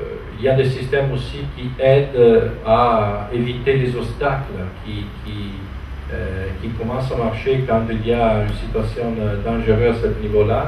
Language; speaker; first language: French; non-native, fluent; Italian